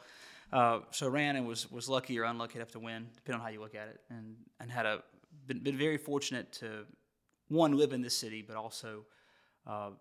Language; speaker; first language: English; native; English